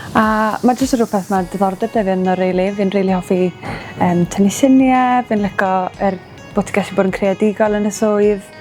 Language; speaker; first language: Welsh; native; Welsh